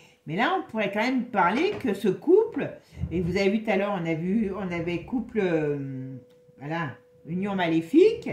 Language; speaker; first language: French; native; French